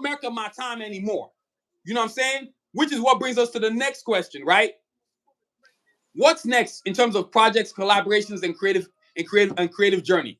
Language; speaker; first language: English; native; English